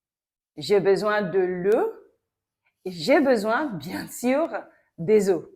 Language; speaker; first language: French; non-native, local second language; Yoruba